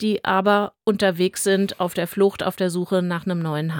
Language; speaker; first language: German; native; German